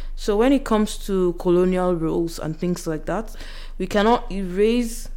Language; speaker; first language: English; non-native, local second language; Yoruba